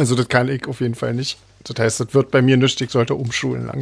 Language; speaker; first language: German; native; German